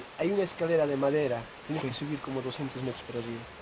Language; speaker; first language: Spanish; native; Spanish